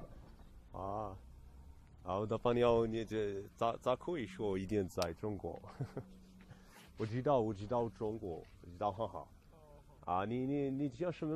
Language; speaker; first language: Chinese; non-native, learner; Arabic